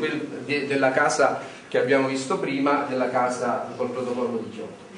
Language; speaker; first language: Italian; native; Italian